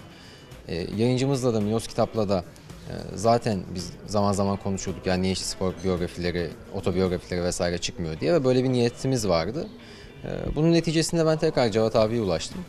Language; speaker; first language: Turkish; native; Turkish